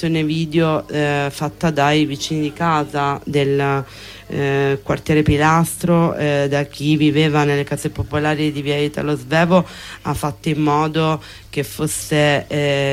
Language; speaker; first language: Italian; native; Italian